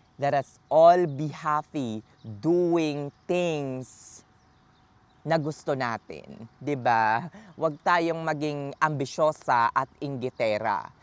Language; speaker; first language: Filipino; native; Filipino